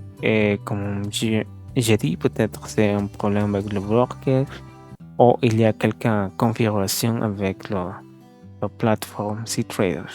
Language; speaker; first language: French; non-native, learner; Spanish